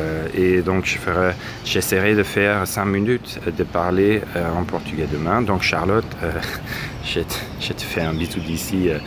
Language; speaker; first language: French; non-native, fluent; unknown